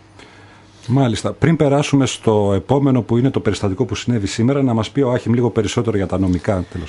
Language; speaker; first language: Greek; native; Greek